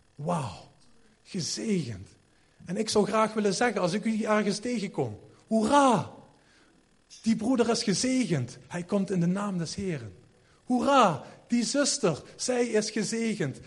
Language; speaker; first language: Dutch; native; Dutch